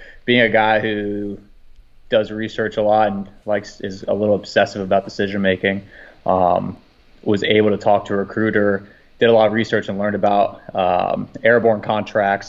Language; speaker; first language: English; native; English